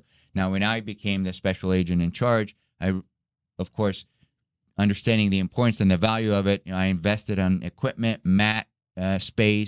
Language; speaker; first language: English; early bilingual, other home language; Arabic